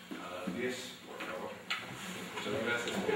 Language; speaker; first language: Spanish; non-native, fluent; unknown